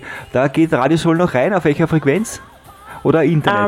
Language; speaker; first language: German; native; German